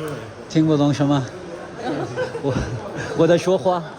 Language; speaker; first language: Chinese; non-native, learner; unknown